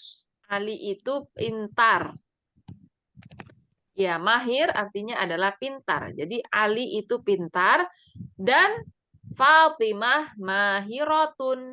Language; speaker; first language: Indonesian; native; Indonesian